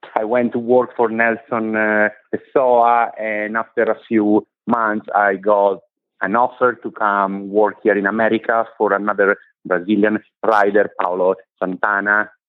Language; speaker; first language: English; non-native, fluent; Italian